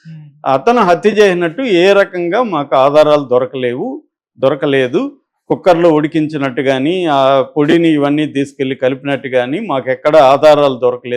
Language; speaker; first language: Telugu; native; Telugu